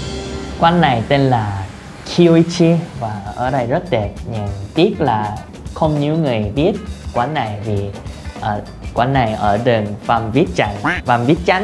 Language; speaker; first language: Vietnamese; non-native, fluent; Korean